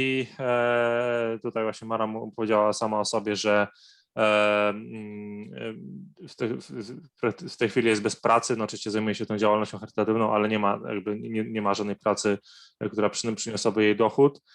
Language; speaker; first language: Polish; non-native, fluent; Arabic